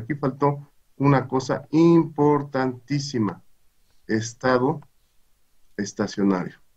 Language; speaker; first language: Spanish; native; Spanish